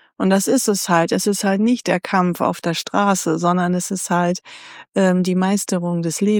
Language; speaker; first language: German; native; German